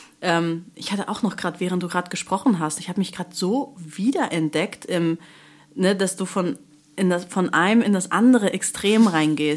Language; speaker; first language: German; native; German